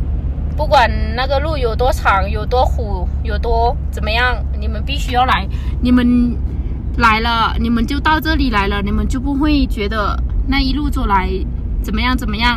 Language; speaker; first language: Chinese; non-native, fluent; Lao